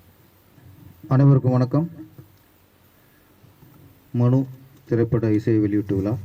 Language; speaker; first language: Tamil; native; Tamil